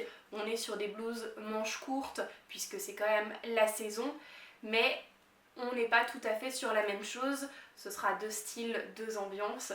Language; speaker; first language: French; native; French